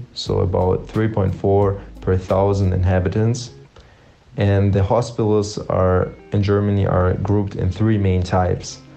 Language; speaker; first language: English; non-native, fluent; German